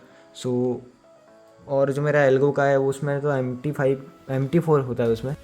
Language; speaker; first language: Hindi; native; Hindi